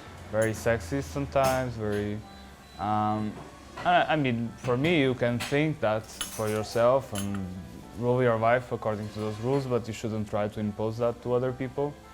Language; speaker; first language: English; non-native, fluent; Portuguese